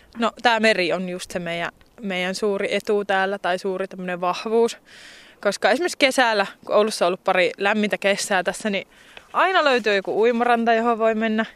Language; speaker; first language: Finnish; native; Finnish